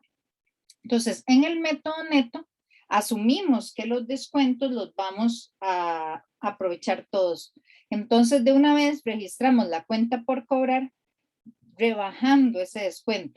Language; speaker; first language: Spanish; native; Spanish